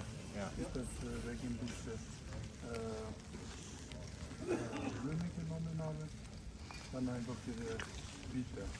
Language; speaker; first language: German; non-native, learner; Tibetan